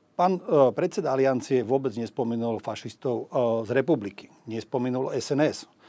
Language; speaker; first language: Slovak; non-native, local second language; Hungarian